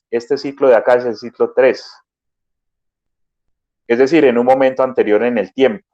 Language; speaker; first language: Spanish; native; Spanish